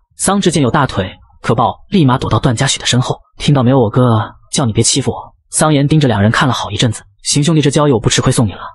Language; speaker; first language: Chinese; native; Chinese